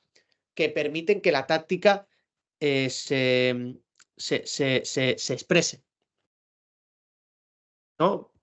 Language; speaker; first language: Spanish; native; Spanish